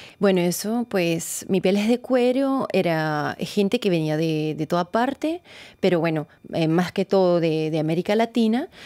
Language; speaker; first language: Spanish; non-native, fluent; French